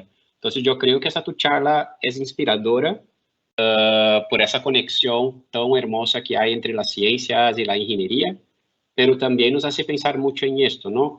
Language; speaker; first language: Spanish; non-native, fluent; Portuguese